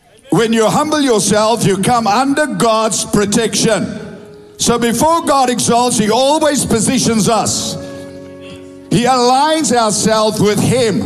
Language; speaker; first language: English; non-native, local second language; Afrikaans